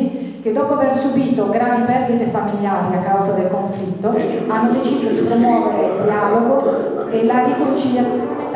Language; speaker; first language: Italian; native; Italian